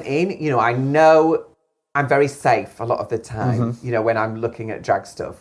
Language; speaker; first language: English; native; English